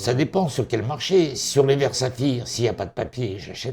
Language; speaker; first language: French; native; French